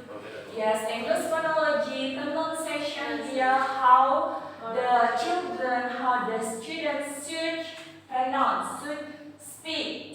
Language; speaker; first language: English; non-native, fluent; Indonesian